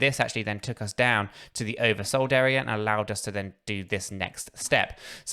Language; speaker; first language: English; native; English